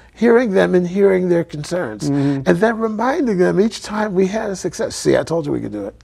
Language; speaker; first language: English; native; English